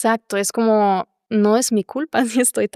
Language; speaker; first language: Spanish; non-native, fluent; German